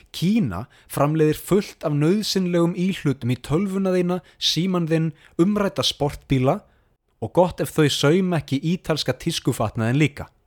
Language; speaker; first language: Icelandic; native; Icelandic